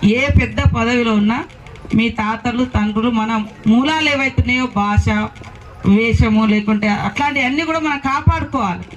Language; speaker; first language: Telugu; non-native, local second language; Koya